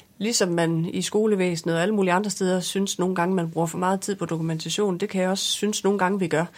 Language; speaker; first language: Danish; native; Danish